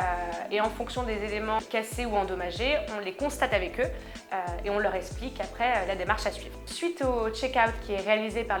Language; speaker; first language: French; native; French